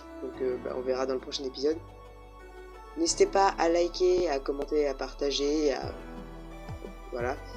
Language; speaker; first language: French; native; French